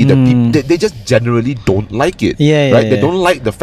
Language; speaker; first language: English; non-native, local second language; Cantonese